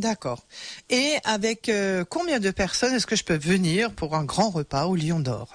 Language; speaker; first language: French; native; French